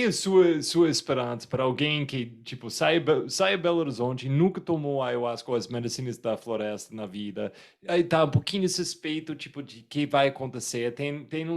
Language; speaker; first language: Portuguese; non-native, fluent; English